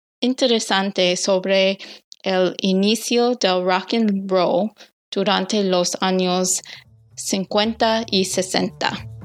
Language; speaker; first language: Spanish; non-native, learner; English